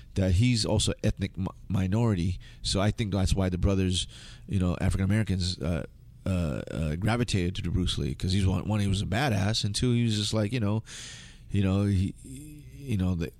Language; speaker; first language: English; native; English